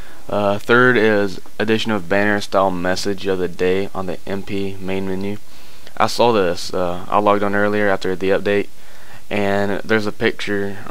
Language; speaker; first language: English; native; English